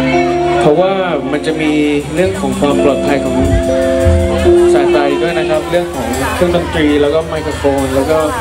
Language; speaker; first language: Thai; native; Thai